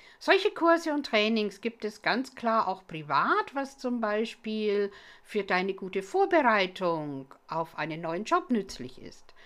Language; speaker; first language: German; non-native, fluent; English